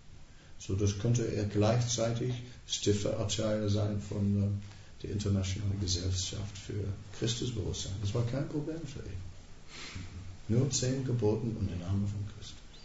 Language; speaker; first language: German; non-native, fluent; Dutch